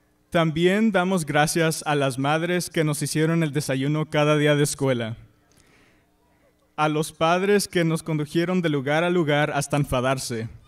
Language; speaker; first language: Spanish; early bilingual, heritage; Spanish